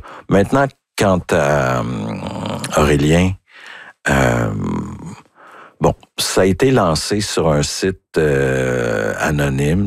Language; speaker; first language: French; native; French